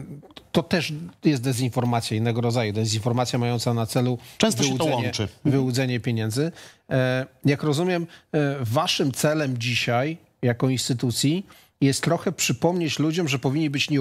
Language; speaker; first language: Polish; native; Polish